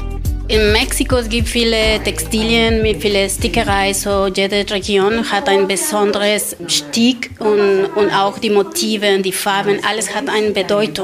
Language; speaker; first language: German; non-native, learner; Spanish